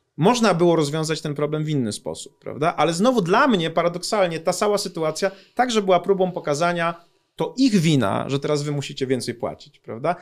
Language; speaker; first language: Polish; native; Polish